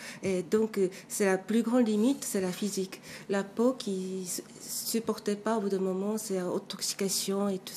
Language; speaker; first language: French; non-native, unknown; Japanese